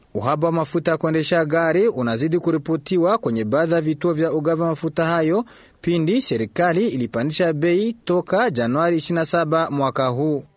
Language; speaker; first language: Swahili; non-native, local second language; Rundi